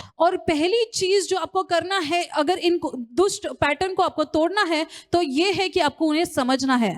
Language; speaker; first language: Hindi; native; Hindi